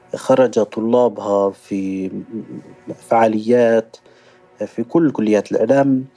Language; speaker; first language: Arabic; native; Arabic